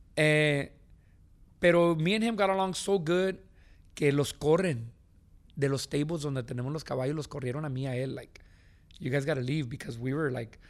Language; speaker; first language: Spanish; early bilingual, heritage; Spanish